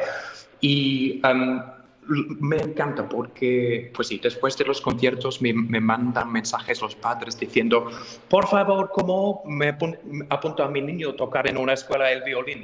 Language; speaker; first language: Spanish; non-native, fluent; English